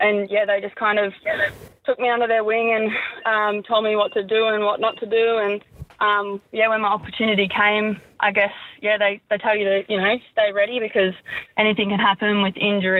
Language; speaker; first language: English; native; English